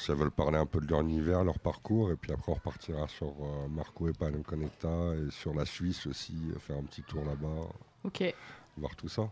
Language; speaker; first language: French; native; French